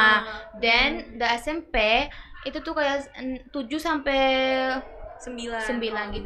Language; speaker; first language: Indonesian; early bilingual, other home language; Bangla